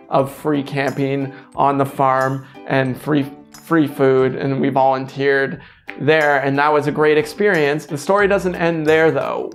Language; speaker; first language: English; native; English